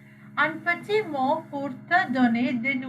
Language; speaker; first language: French; non-native, learner; Sinhala